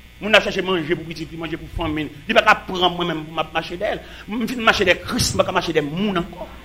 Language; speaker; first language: French; non-native, local second language; Haitian Creole